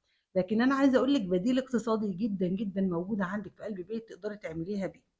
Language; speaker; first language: Arabic; native; Arabic